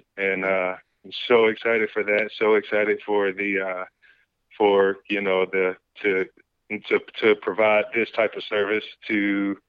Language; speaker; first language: English; native; English